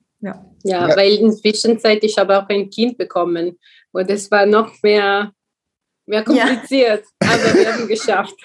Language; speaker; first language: German; non-native, learner; Italian